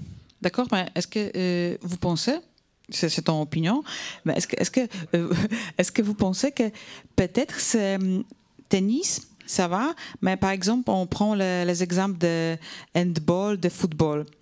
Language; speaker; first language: French; non-native, fluent; Polish